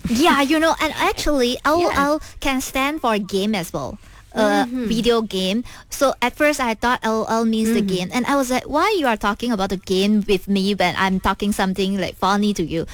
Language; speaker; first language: English; non-native, local second language; Chinese